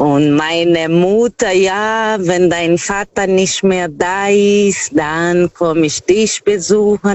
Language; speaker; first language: German; non-native, learner; Portuguese